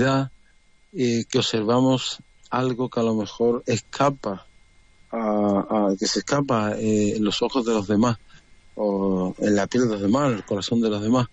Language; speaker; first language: Spanish; native; Spanish